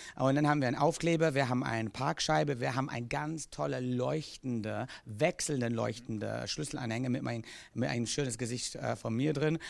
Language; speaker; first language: German; non-native, fluent; English